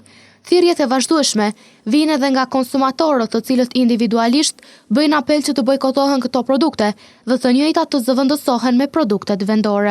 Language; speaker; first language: Albanian; native; Albanian